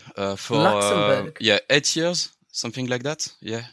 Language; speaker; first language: English; non-native, learner; French